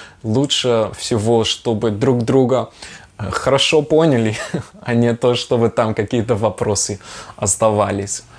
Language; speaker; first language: Russian; non-native, fluent; Dutch